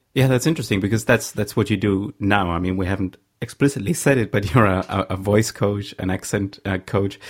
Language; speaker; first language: English; non-native, fluent; German